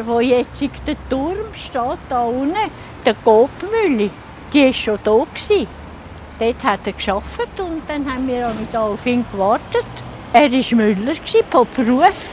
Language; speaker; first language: German; native; German